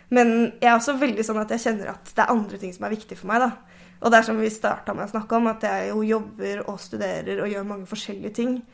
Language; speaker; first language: Norwegian; native; Norwegian